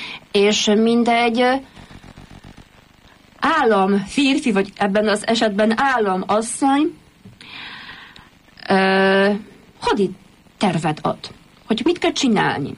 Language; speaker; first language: Hungarian; non-native, fluent; Polish